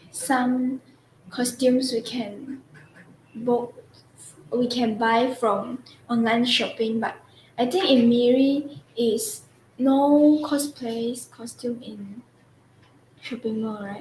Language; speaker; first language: English; non-native, local second language; Chinese